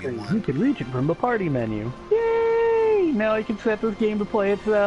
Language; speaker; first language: English; native; English